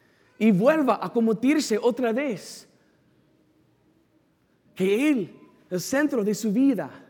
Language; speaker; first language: Spanish; non-native, fluent; English